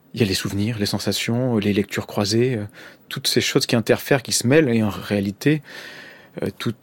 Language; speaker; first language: French; native; French